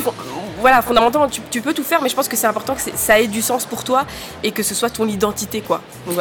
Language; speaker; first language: French; native; French